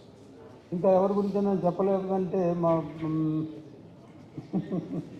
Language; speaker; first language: Telugu; native; Telugu